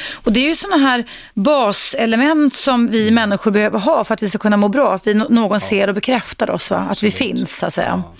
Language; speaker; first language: Swedish; native; Swedish